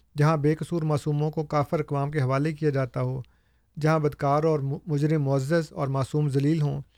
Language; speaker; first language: Urdu; native; Urdu